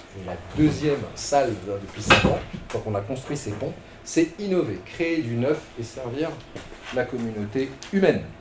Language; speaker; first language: French; non-native, local second language; Arabic